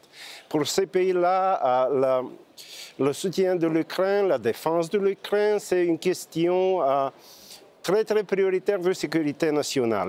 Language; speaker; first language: French; non-native, fluent; Bulgarian